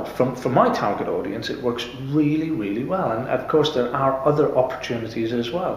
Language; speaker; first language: English; native; English